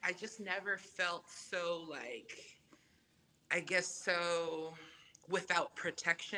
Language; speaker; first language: English; non-native, fluent; Samoan